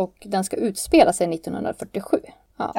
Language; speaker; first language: Swedish; native; Swedish